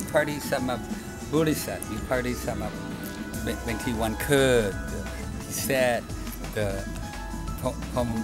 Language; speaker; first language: Thai; non-native, learner; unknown